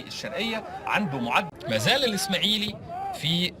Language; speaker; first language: Arabic; native; Arabic